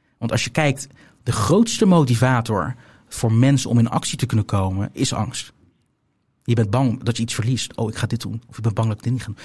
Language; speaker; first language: Dutch; native; Dutch